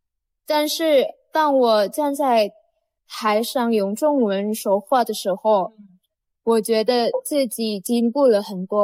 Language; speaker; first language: Chinese; non-native, learner; Indonesian